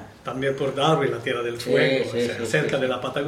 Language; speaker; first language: Spanish; non-native, learner; Italian